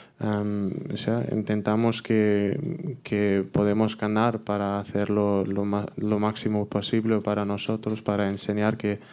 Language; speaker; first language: Spanish; non-native, fluent; German